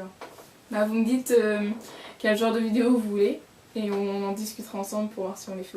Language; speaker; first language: French; native; French